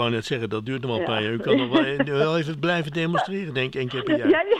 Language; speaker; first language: Dutch; native; Dutch